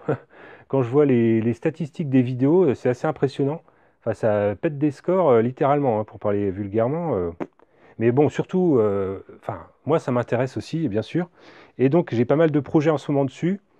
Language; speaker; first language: French; native; French